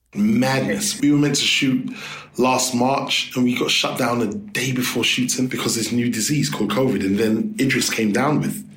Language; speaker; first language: English; native; English